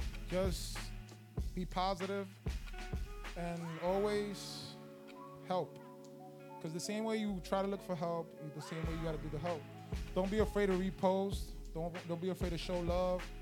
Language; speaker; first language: English; early bilingual, other home language; Spanish